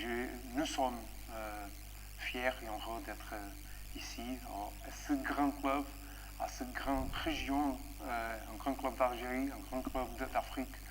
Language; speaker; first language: French; non-native, fluent; Portuguese